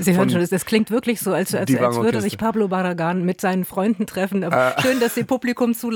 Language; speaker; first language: German; native; German